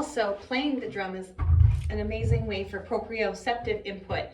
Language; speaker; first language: English; native; English